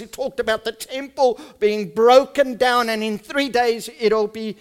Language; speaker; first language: English; non-native, local second language; Afrikaans